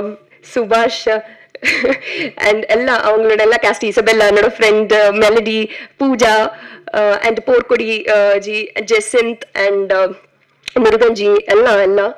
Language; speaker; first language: Tamil; non-native, learner; Telugu